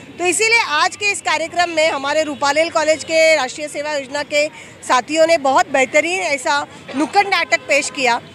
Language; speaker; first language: Hindi; non-native, local second language; Marathi